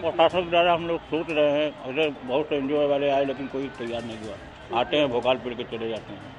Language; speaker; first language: Hindi; native; Hindi